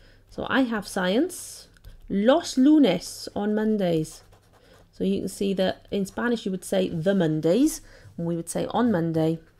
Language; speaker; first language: English; native; English